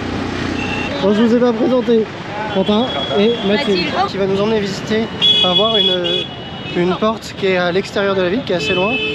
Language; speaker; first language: French; native; French